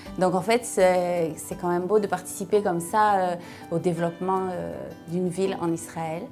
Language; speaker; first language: French; native; French